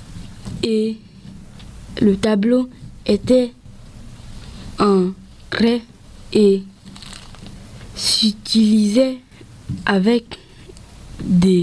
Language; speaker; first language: French; early bilingual, other home language; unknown